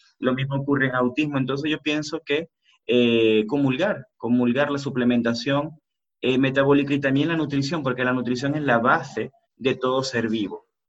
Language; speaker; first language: Spanish; native; Spanish